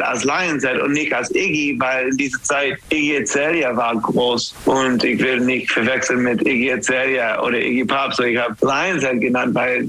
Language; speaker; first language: German; non-native, fluent; English